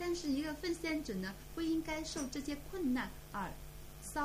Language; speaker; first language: Chinese; native; Chinese